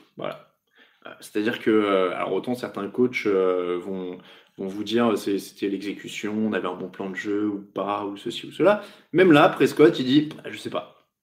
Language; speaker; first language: French; native; French